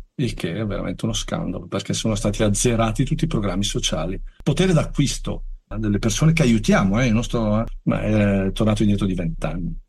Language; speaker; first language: Italian; native; Italian